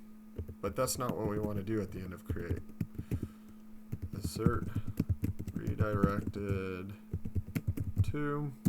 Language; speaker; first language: English; native; English